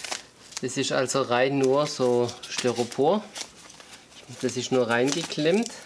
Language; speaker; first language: German; native; German